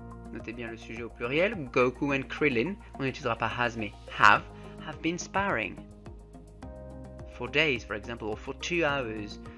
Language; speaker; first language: English; non-native, fluent; French